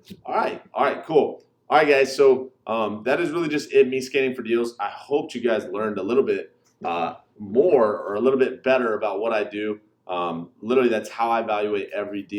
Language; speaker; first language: English; native; English